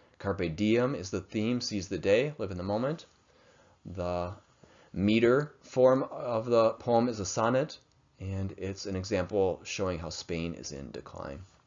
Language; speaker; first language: English; native; English